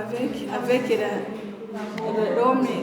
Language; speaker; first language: French; non-native, learner; Kinyarwanda